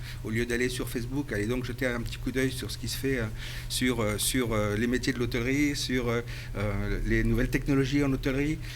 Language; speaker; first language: French; native; French